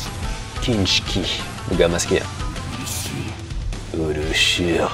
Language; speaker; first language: French; early bilingual, other home language; Vietnamese